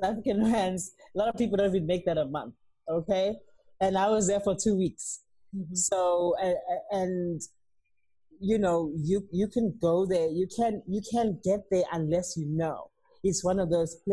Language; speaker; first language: English; non-native, local second language; Zulu